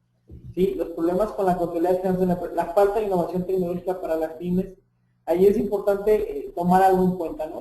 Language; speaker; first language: Spanish; native; Spanish